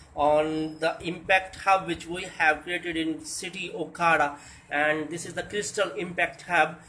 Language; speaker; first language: English; non-native, local second language; Punjabi